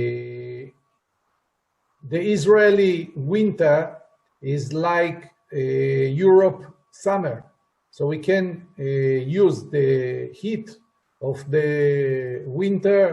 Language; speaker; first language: English; non-native, fluent; Hebrew